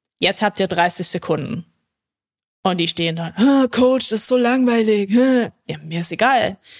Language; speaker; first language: German; early bilingual, heritage; English